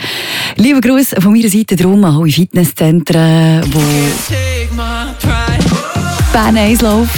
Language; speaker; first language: German; native; German